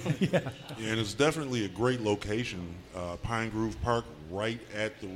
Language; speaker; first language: English; native; English